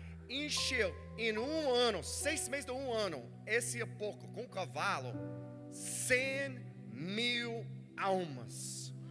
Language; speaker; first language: Portuguese; non-native, learner; English